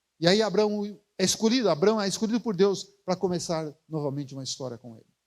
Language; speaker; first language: Portuguese; native; Portuguese